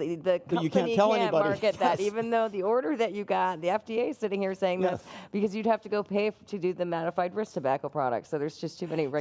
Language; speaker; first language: English; native; English